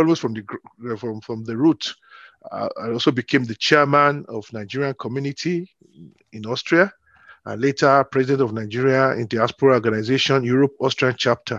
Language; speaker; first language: English; non-native, local second language; Yoruba